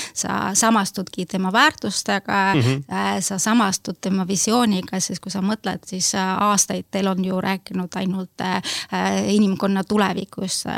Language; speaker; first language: Estonian; non-native, local second language; Russian